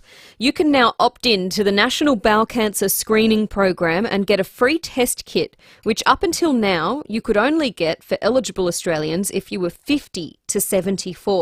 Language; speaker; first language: English; native; English